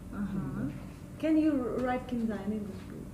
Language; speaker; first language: English; non-native, fluent; Russian